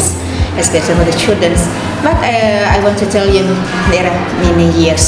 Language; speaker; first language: English; non-native, learner; Indonesian